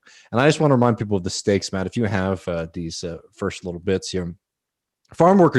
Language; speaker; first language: English; native; English